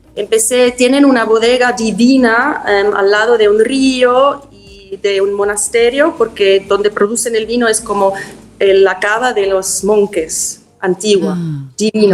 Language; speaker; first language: Spanish; non-native, fluent; German